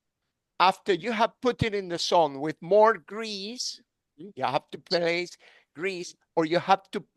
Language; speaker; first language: English; non-native, fluent; Spanish